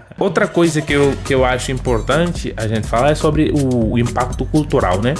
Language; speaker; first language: Portuguese; non-native, local second language; Upper Guinea Crioulo